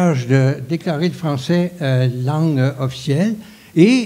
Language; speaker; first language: French; native; French